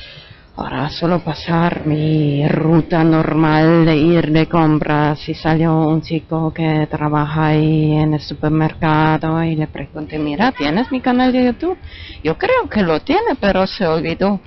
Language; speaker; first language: Spanish; non-native, fluent; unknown